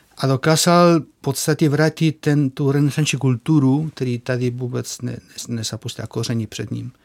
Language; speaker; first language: Czech; non-native, fluent; Spanish